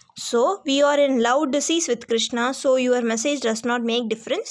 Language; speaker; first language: English; non-native, local second language; Hindi